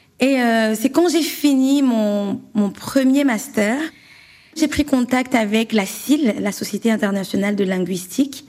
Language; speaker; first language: French; native; French